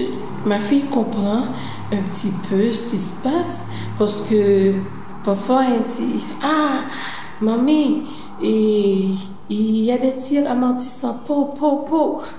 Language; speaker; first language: French; non-native, local second language; Haitian Creole